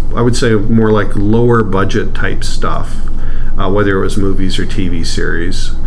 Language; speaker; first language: English; native; English